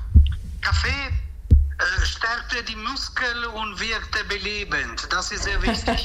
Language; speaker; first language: German; non-native, fluent; Italian